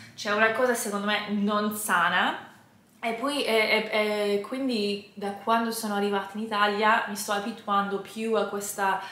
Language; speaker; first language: Italian; non-native, fluent; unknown